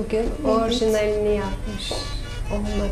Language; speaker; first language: Turkish; native; Turkish